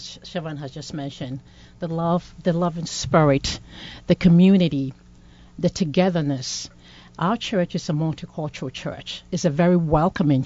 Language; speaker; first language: English; non-native, local second language; Akan